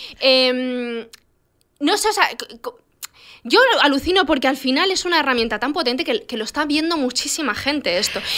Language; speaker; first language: Spanish; early bilingual, other home language; Arabic